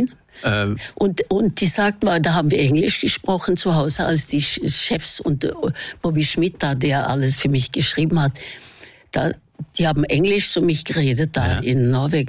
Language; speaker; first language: German; non-native, fluent; Norwegian